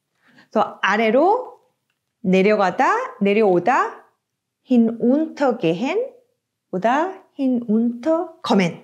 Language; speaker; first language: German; non-native, fluent; Korean